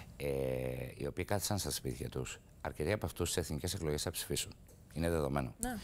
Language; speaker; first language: Greek; native; Greek